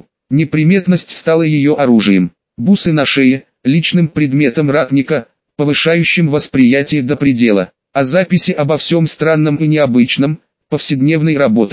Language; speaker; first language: Russian; native; Russian